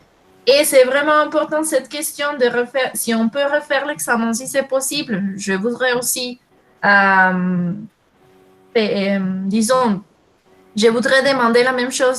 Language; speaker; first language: French; non-native, fluent; Spanish